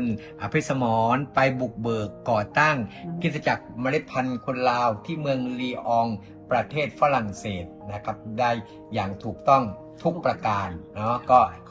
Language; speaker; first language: Thai; native; Thai